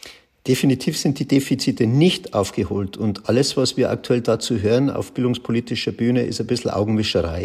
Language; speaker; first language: German; native; German